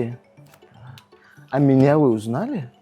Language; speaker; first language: Russian; non-native, local second language; Tajik